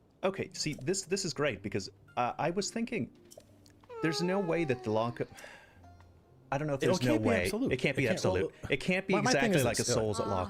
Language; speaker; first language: English; native; English